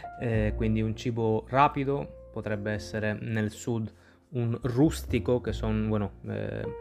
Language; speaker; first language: Italian; non-native, fluent; Spanish